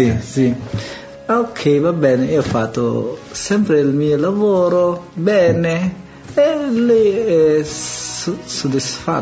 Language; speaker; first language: Italian; non-native, learner; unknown